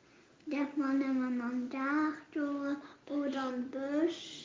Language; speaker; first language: German; non-native, local second language; Luxembourgish